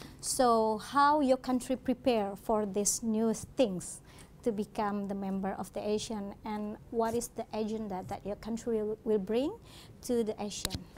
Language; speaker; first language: English; non-native, fluent; Indonesian